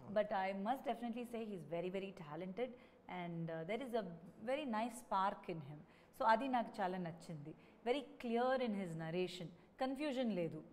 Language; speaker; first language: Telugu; non-native, local second language; Tamil